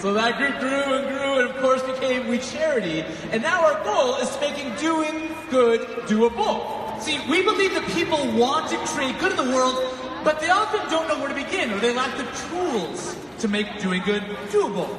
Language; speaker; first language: English; native; English